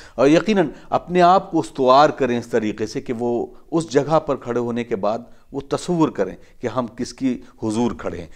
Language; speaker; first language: Urdu; native; Urdu